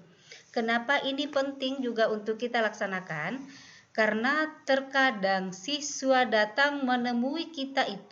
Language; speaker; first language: Indonesian; native; Indonesian